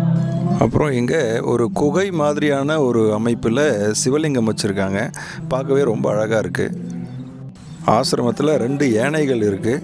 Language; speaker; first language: Tamil; native; Tamil